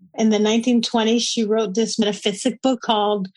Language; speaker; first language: English; non-native, fluent; Spanish